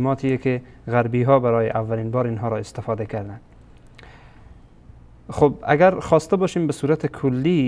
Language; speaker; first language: Persian; native; Persian